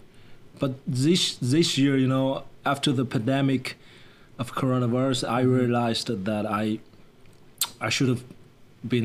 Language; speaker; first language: English; non-native, fluent; Chinese